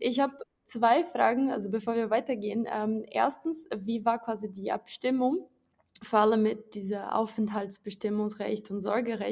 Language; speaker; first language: German; non-native, fluent; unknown